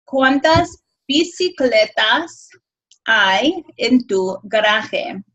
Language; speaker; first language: Spanish; non-native, fluent; English